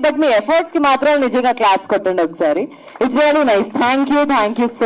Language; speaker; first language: Telugu; native; Telugu